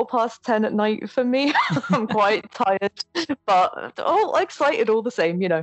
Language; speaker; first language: English; native; English